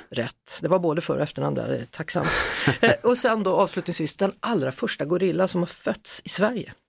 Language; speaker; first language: Swedish; native; Swedish